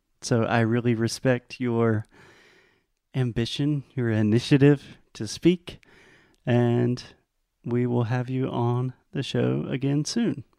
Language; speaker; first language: English; non-native, fluent; Portuguese